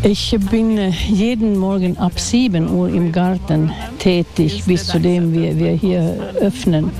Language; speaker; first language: German; non-native, fluent; Swedish